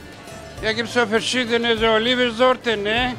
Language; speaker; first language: German; non-native, learner; Greek